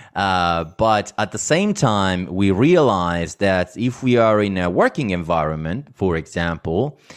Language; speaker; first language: English; non-native, fluent; Italian